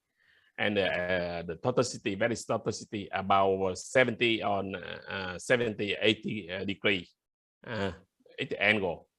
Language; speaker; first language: English; non-native, learner; Vietnamese